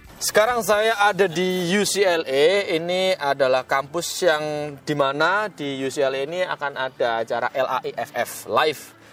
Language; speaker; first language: Indonesian; non-native, local second language; Javanese